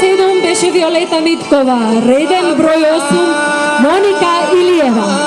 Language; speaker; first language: Macedonian; native; Macedonian